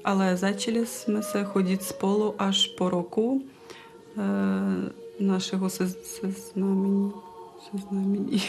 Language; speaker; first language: Czech; non-native, fluent; Russian